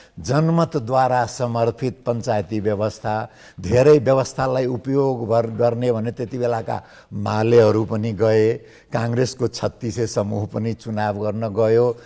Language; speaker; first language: Nepali; non-native, local second language; Maithili